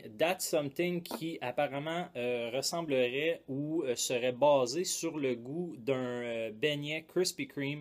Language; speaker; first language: French; native; French